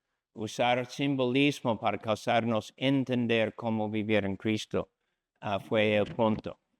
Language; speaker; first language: Spanish; non-native, fluent; English